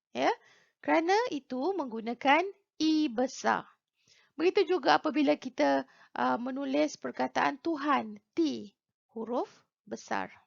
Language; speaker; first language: Malay; native; Malay